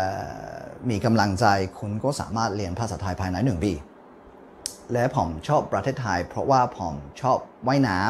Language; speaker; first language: Thai; non-native, fluent; Cantonese